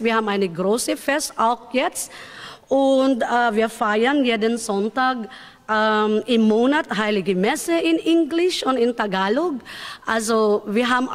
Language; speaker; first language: German; non-native, learner; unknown